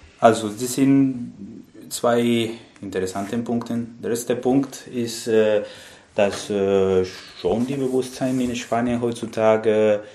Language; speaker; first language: German; non-native, fluent; Spanish